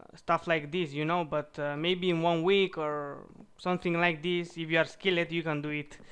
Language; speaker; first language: English; non-native, learner; Bulgarian